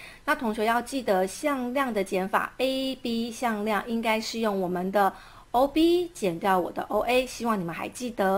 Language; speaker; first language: Chinese; native; Chinese